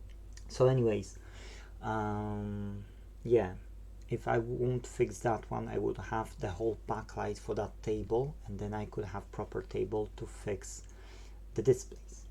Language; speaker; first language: English; non-native, fluent; Polish